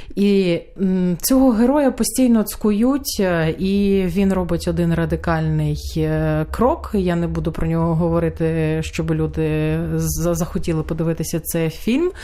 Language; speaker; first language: Ukrainian; native; Ukrainian